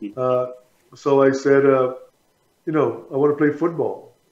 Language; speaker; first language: English; native; English